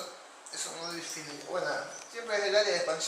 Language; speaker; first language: Spanish; native; Spanish